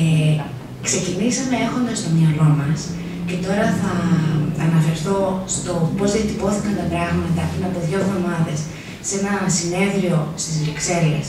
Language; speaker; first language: Greek; native; Greek